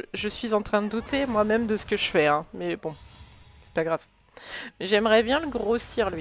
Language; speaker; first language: French; native; French